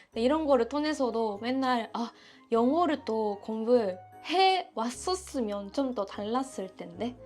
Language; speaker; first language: Korean; non-native, fluent; Japanese